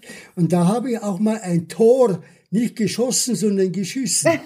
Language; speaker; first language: German; early bilingual, other home language; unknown